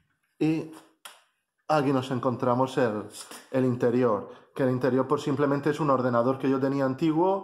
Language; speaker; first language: Spanish; native; Spanish